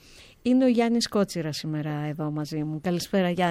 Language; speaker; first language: Greek; native; Greek